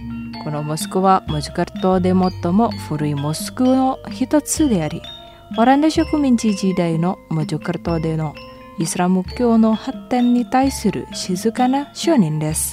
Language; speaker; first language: Japanese; non-native, fluent; Indonesian